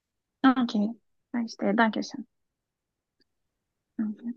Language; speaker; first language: German; non-native, learner; Turkish